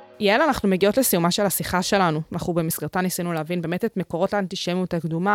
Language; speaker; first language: Hebrew; native; Hebrew